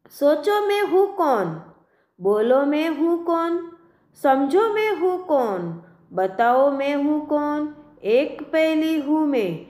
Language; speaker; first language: Hindi; non-native, local second language; Gujarati